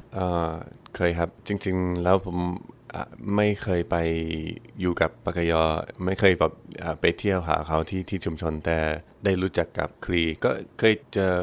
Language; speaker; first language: Thai; non-native, fluent; English